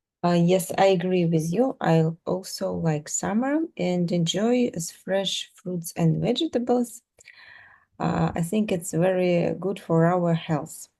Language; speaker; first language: English; non-native, fluent; Russian